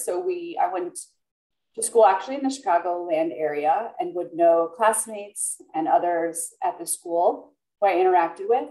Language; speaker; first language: English; native; English